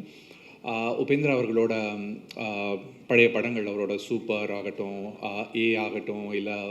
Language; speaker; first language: Tamil; native; Tamil